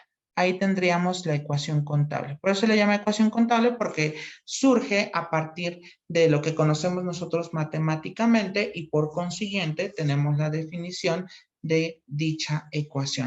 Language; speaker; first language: Spanish; native; Spanish